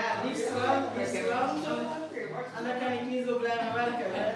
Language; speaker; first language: Dutch; non-native, learner; English